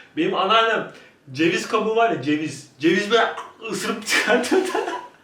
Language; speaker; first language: Turkish; native; Turkish